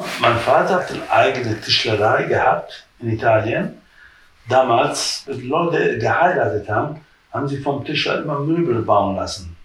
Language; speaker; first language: German; non-native, fluent; Italian